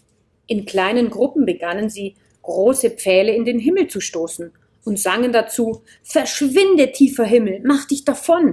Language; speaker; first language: German; native; German